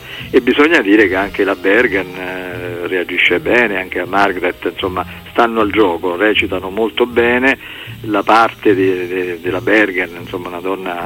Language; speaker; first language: Italian; native; Italian